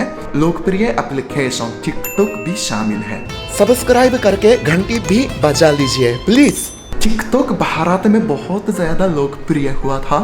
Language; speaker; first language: Hindi; non-native, fluent; Japanese